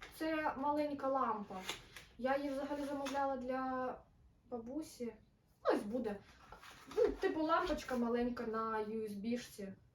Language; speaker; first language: Ukrainian; non-native, local second language; Russian